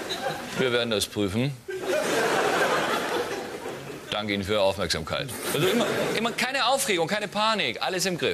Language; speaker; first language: German; native; German